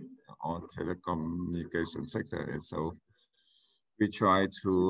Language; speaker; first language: English; non-native, learner; Vietnamese